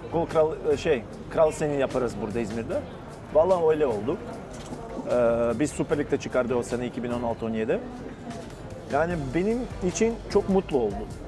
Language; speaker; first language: Turkish; non-native, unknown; Bosnian